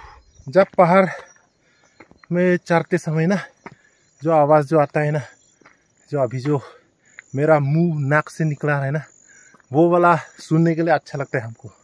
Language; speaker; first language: Hindi; non-native, local second language; Karbi